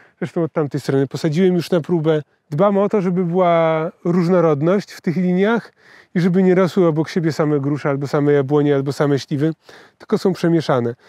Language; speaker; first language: Polish; native; Polish